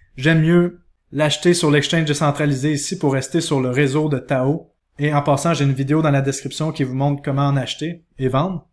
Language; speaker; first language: French; native; French